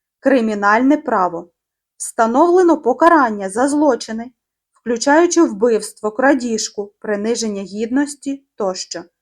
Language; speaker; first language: Ukrainian; native; Ukrainian